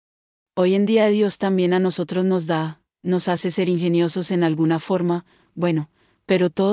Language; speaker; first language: Spanish; native; Spanish